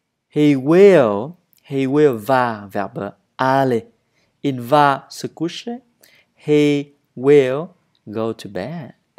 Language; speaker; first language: English; non-native, learner; Vietnamese